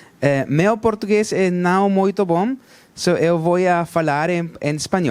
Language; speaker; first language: Portuguese; non-native, learner; Spanish